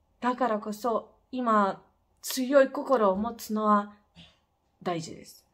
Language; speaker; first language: Japanese; non-native, fluent; Ukrainian